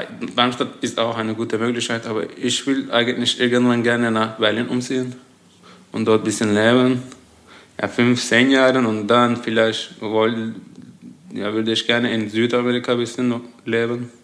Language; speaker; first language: German; non-native, fluent; Turkish